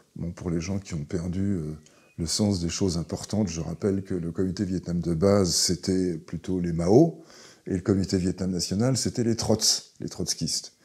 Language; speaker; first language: French; early bilingual, other home language; Hebrew